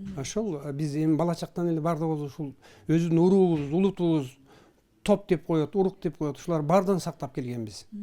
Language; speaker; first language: Kyrgyz; early bilingual, heritage; Kyrgyz